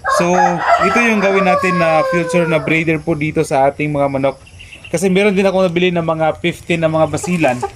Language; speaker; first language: Filipino; non-native, local second language; Cebuano